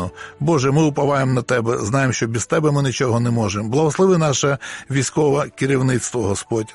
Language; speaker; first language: Ukrainian; native; Ukrainian